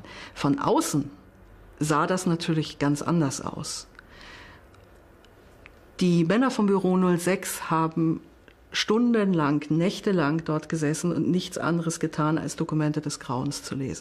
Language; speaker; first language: German; native; German